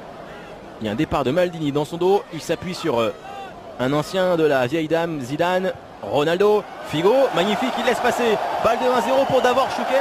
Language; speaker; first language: French; native; French